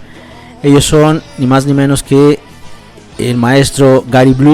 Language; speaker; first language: Spanish; native; Spanish